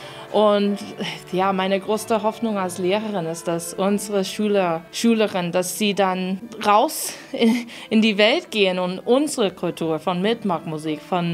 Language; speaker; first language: German; non-native, fluent; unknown